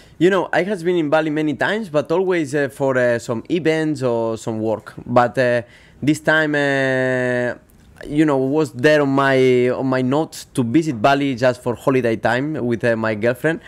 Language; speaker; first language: English; non-native, fluent; Spanish